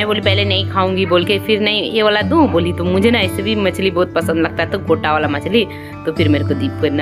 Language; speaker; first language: Hindi; native; Hindi